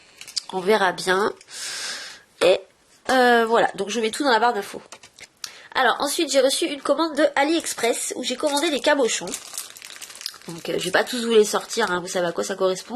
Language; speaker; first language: French; native; French